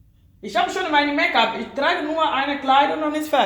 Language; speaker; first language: German; non-native, learner; Lingala